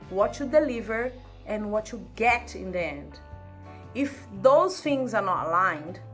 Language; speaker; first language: English; non-native, fluent; Portuguese